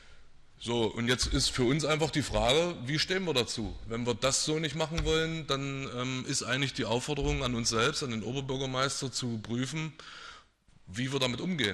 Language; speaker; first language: German; native; German